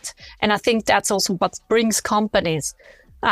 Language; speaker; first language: English; non-native, fluent; French